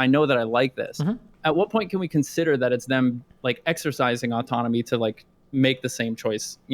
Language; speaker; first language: English; native; English